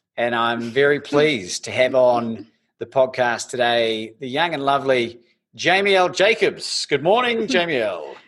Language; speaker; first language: English; native; English